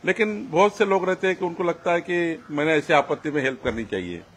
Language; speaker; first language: Hindi; non-native, local second language; Marathi